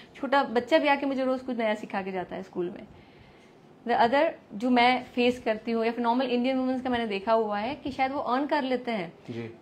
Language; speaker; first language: Hindi; non-native, local second language; Gujarati